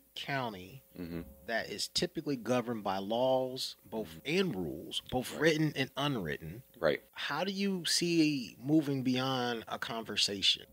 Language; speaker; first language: English; native; English